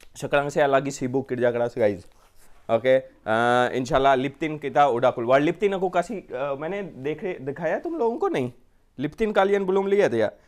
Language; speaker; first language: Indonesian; non-native, fluent; Urdu